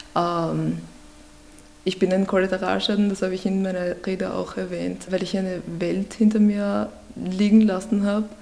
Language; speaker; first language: German; early bilingual, other home language; Persian